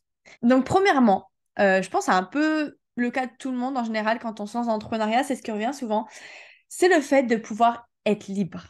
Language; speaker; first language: French; native; French